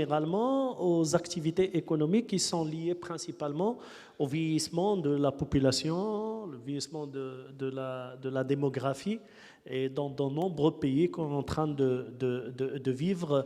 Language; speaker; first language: French; non-native, local second language; Arabic